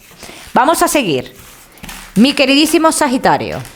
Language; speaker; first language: Spanish; native; Spanish